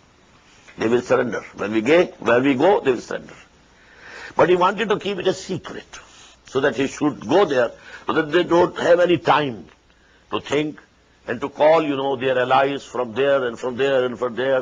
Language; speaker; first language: English; non-native, local second language; Urdu